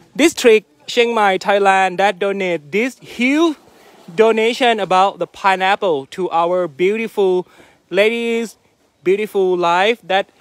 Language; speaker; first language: English; non-native, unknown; Thai